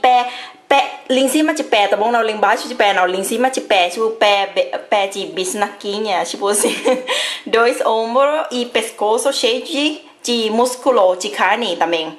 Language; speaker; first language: Portuguese; non-native, fluent; Thai